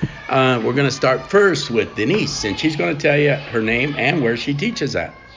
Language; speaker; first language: English; native; English